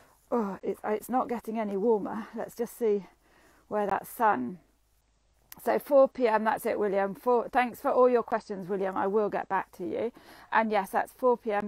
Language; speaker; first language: English; native; English